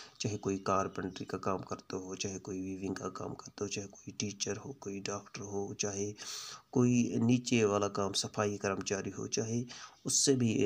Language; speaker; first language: Urdu; non-native, local second language; Kashmiri